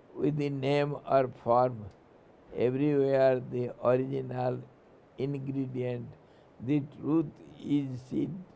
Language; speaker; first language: English; non-native, local second language; Hindi